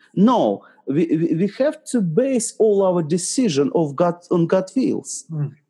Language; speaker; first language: English; non-native, fluent; Ukrainian